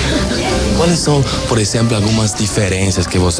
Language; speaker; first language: Portuguese; non-native, fluent; Spanish